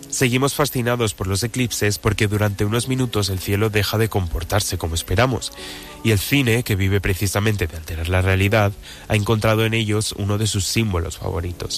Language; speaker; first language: Spanish; native; Spanish